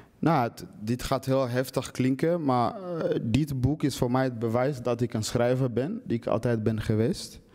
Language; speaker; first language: Dutch; early bilingual, other home language; Swahili